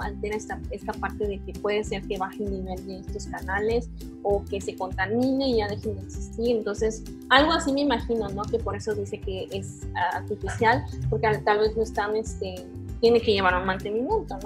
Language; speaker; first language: Spanish; native; Spanish